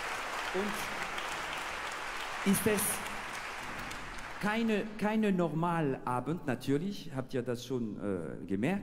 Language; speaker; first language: German; non-native, fluent; French